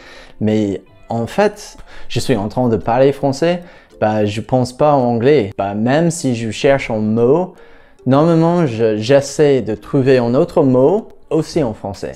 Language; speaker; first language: French; non-native, fluent; English